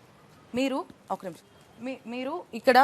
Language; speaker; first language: Telugu; native; Telugu